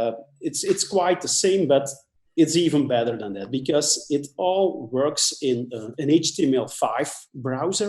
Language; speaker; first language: English; non-native, fluent; Dutch